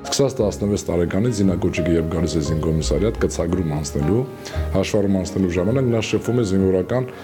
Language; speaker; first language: Armenian; native; Armenian